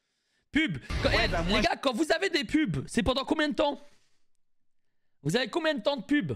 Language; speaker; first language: French; native; French